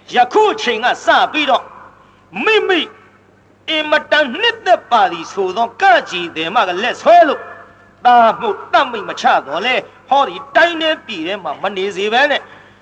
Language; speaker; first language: Burmese; native; Burmese